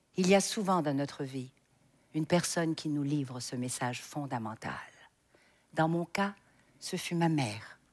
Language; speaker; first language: French; native; French